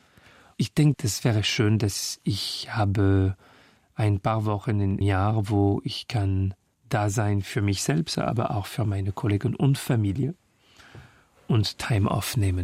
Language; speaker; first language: German; non-native, learner; French